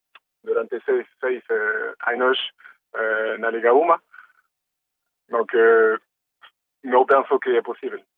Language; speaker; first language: Portuguese; early bilingual, heritage; French